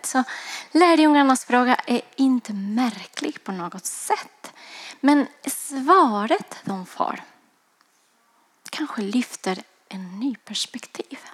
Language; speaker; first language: Swedish; non-native, fluent; Spanish